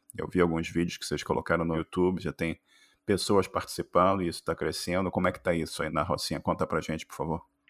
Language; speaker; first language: Portuguese; native; Portuguese